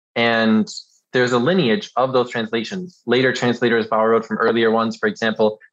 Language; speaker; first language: English; early bilingual, other home language; German